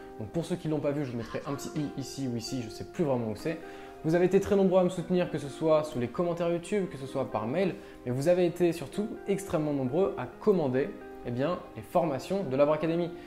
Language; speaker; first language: French; native; French